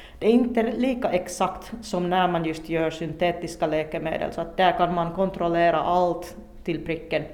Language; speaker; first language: Swedish; native; Swedish